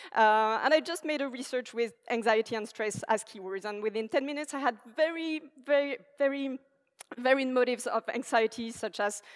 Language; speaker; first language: English; non-native, fluent; French